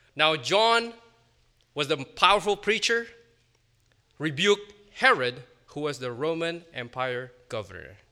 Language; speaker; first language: English; non-native, fluent; Indonesian